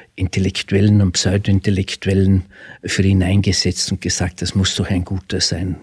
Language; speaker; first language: German; native; German